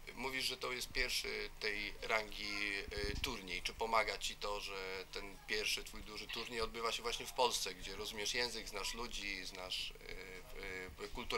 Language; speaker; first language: Polish; native; Polish